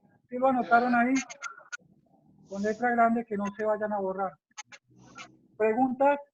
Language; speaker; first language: Spanish; native; Spanish